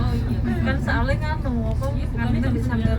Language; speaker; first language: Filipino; non-native, learner; Indonesian